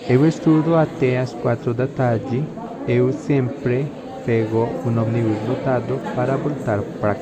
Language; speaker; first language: Portuguese; non-native, learner; Spanish